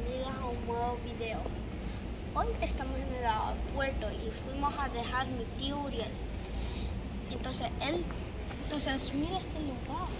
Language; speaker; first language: Spanish; early bilingual, heritage; Spanish